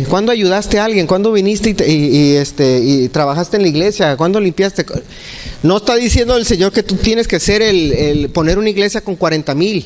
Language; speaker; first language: Spanish; native; Spanish